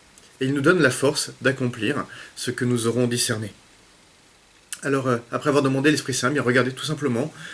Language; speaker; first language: French; native; French